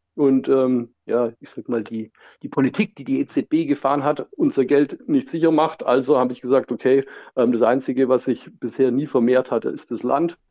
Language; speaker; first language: German; native; German